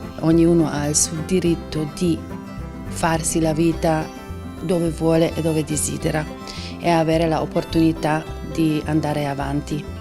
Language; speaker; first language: Italian; non-native, fluent; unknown